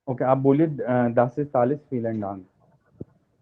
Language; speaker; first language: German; non-native, fluent; Hindi